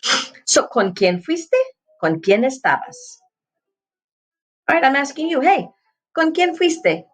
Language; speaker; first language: Spanish; non-native, fluent; English